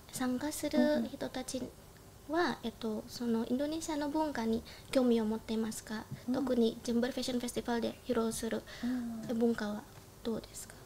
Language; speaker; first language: Japanese; non-native, learner; Indonesian